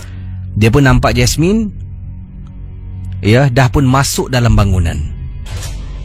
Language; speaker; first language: Malay; native; Malay